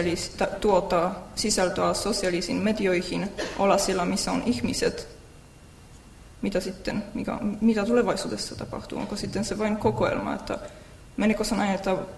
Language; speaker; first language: Finnish; non-native, fluent; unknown